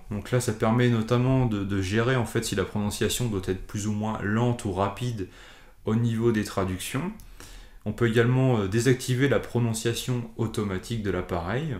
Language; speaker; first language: French; native; French